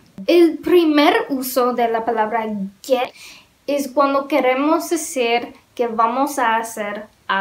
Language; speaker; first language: Spanish; non-native, learner; English